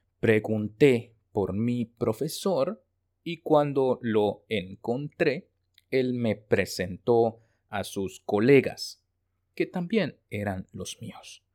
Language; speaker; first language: Spanish; non-native, fluent; Chinese